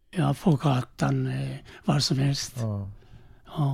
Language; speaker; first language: Swedish; non-native, learner; Korean